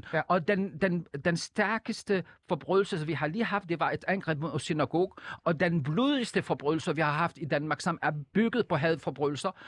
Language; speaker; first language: Danish; non-native, fluent; Arabic